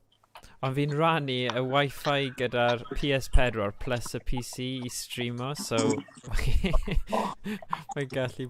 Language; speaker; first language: Welsh; native; Welsh